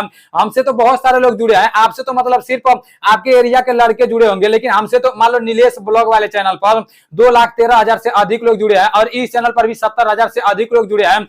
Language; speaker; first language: Hindi; native; Hindi